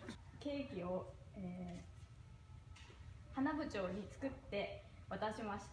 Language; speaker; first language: Japanese; non-native, learner; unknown